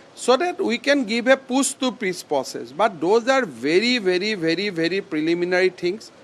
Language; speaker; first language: English; non-native, local second language; Assamese